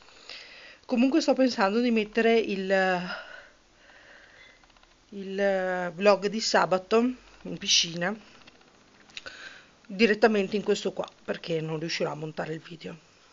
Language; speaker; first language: Italian; native; Italian